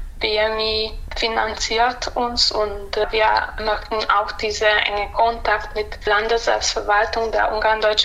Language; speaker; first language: German; non-native, local second language; Hungarian